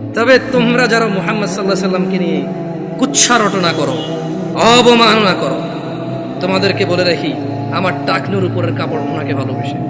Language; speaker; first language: Bangla; early bilingual, heritage; Bangla